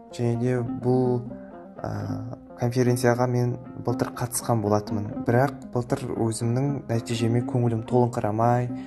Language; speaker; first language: Kazakh; native; Kazakh